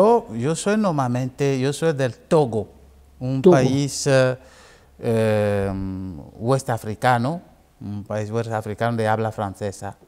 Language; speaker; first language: Spanish; non-native, fluent; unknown